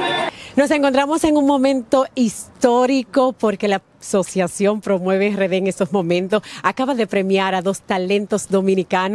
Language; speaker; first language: Spanish; native; Spanish